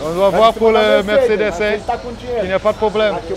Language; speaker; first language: French; non-native, fluent; Portuguese